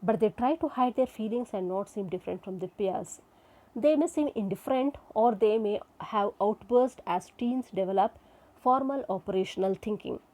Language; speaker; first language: English; non-native, local second language; Kannada